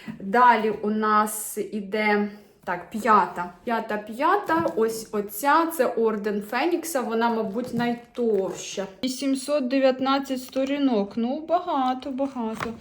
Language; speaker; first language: Ukrainian; native; Ukrainian